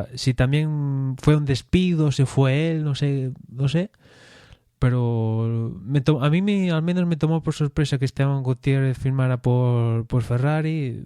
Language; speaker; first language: Spanish; native; Spanish